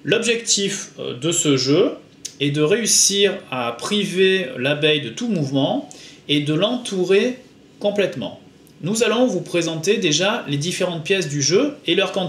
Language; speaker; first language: French; native; French